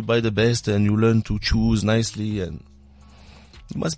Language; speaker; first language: English; non-native, fluent; French